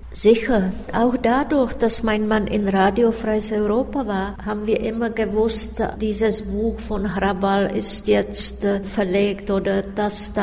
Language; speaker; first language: German; non-native, fluent; Czech